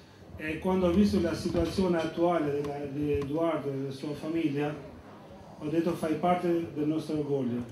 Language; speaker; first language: Italian; non-native, fluent; Albanian